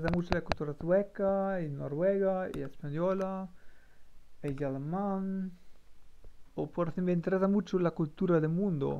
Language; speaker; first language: Spanish; non-native, learner; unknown